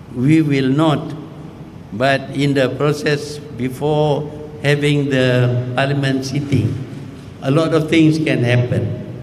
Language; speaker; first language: English; non-native, local second language; Malay